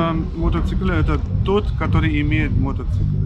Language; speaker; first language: Russian; non-native, fluent; German